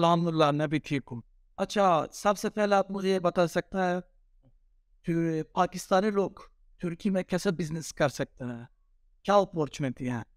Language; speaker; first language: Hindi; non-native, fluent; Turkish